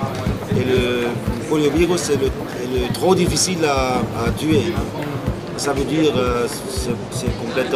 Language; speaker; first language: French; non-native, fluent; German